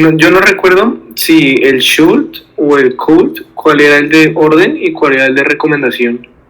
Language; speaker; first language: Spanish; native; Spanish